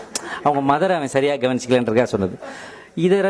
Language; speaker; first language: Tamil; native; Tamil